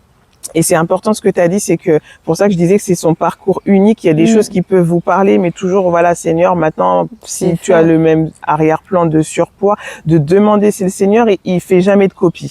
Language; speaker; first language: French; native; French